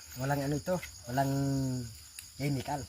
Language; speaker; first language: Filipino; non-native, local second language; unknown